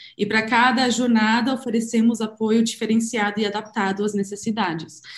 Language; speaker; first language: Portuguese; non-native, fluent; German